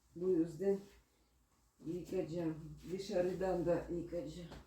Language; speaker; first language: Turkish; non-native, learner; Russian